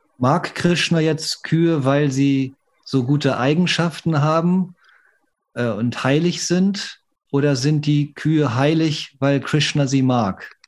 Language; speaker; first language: German; native; German